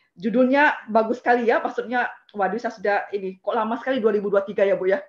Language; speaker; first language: Indonesian; native; Indonesian